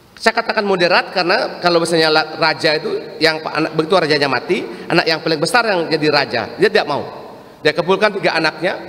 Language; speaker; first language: Indonesian; non-native, local second language; Balinese